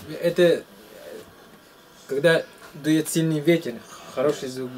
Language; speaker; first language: Russian; native; Russian